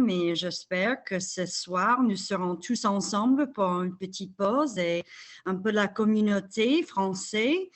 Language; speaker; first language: French; non-native, fluent; English